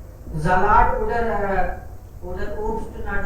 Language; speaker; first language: German; non-native, learner; Hindi